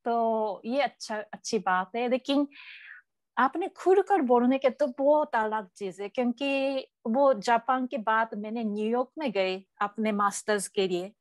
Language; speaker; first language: Hindi; non-native, learner; Japanese